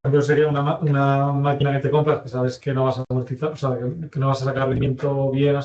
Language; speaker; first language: Spanish; native; Spanish